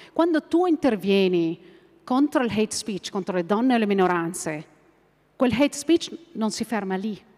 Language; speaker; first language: Italian; non-native, fluent; Arabic